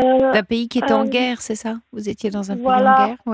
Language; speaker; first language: French; native; French